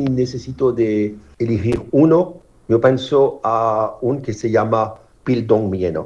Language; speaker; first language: Spanish; non-native, fluent; Korean